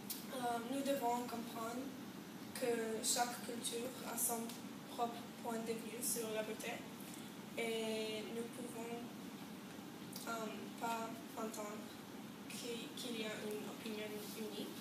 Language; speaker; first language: French; non-native, learner; English